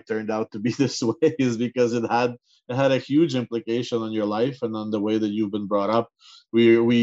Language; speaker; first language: English; non-native, fluent; Ukrainian